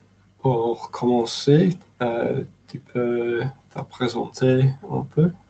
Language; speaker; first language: French; non-native, learner; English